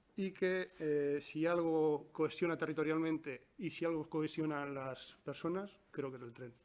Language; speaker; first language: Spanish; native; Spanish